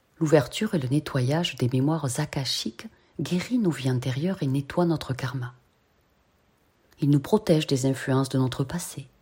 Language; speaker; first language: French; native; French